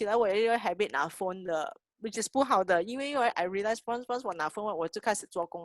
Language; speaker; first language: Chinese; native; Chinese